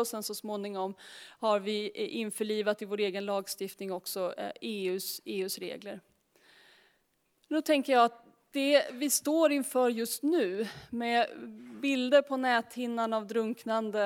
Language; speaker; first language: Swedish; native; Swedish